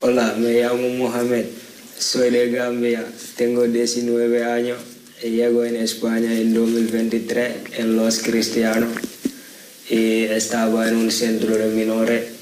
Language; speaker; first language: Spanish; non-native, learner; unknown